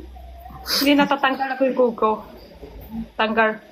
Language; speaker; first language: Filipino; non-native, learner; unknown